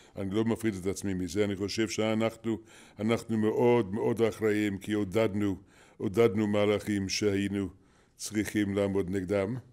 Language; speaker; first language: Hebrew; non-native, fluent; English